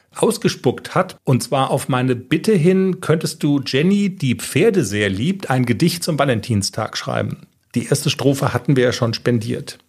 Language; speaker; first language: German; native; German